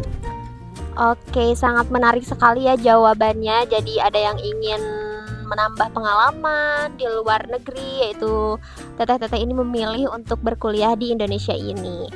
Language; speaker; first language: Indonesian; native; Indonesian